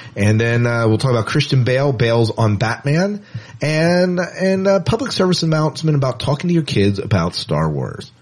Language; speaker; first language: English; native; English